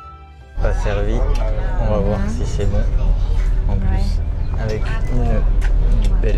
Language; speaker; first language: French; native; French